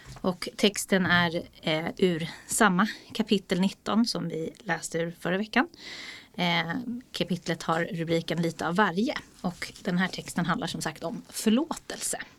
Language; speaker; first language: Swedish; native; Swedish